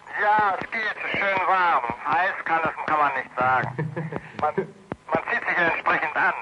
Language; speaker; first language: German; native; German